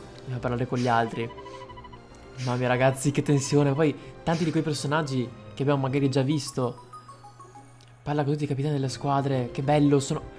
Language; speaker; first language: Italian; native; Italian